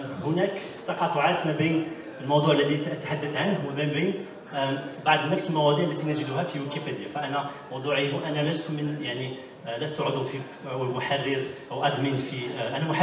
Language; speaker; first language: Arabic; native; Arabic